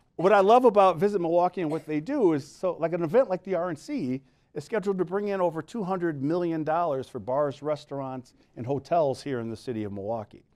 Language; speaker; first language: English; native; English